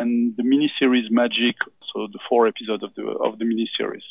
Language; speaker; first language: English; non-native, fluent; French